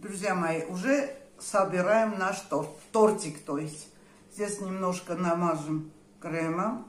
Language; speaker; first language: Russian; non-native, local second language; Armenian